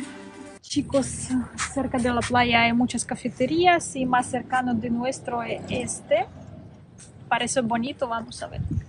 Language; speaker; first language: Spanish; non-native, learner; Russian